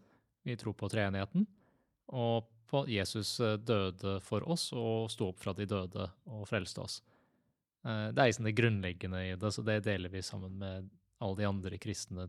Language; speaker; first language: Norwegian; native; Norwegian